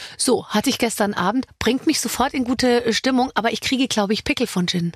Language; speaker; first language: German; native; German